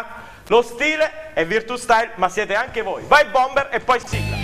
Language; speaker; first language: Italian; native; Italian